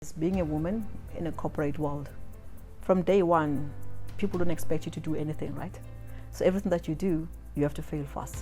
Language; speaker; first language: English; non-native, local second language; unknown